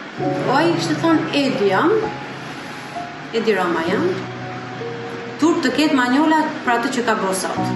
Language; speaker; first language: Albanian; native; Albanian